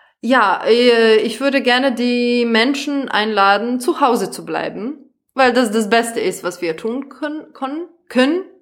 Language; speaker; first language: German; non-native, fluent; Serbian